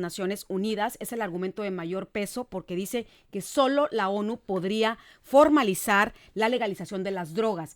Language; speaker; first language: Spanish; native; Spanish